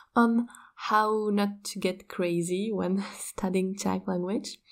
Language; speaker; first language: English; non-native, fluent; Czech